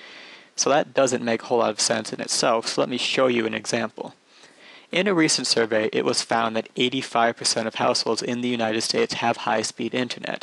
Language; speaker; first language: English; native; English